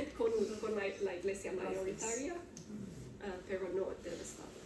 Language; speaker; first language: Spanish; non-native, learner; Romanian